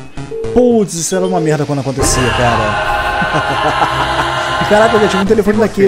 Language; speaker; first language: Portuguese; native; Portuguese